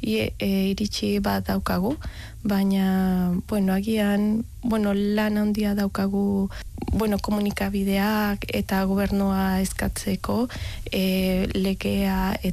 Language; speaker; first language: Basque; non-native, learner; Spanish